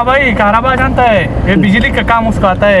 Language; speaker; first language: Hindi; non-native, fluent; Pashto